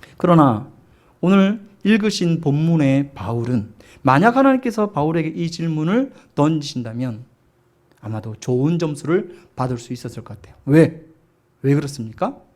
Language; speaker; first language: Korean; native; Korean